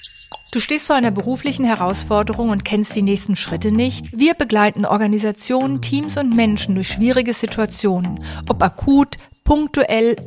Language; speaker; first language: German; native; German